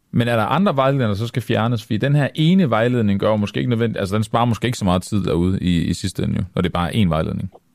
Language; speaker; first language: Danish; native; Danish